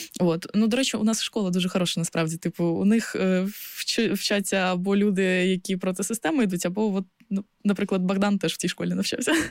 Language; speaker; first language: Ukrainian; non-native, local second language; Russian